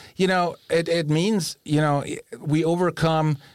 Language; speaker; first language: English; non-native, fluent; German